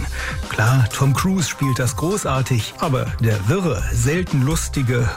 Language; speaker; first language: German; native; German